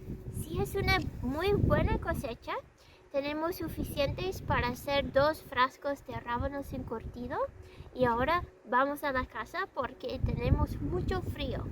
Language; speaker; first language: Spanish; non-native, fluent; English